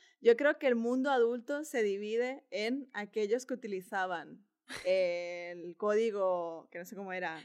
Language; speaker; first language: Spanish; native; Spanish